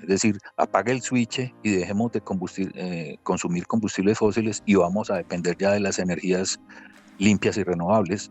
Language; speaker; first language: Spanish; native; Spanish